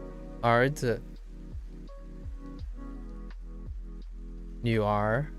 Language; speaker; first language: Chinese; non-native, learner; English